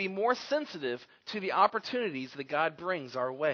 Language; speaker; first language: English; native; English